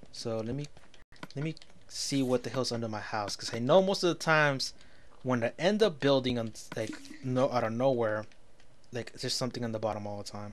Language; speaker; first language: English; native; English